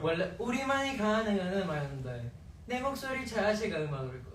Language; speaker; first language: Korean; non-native, fluent; Chinese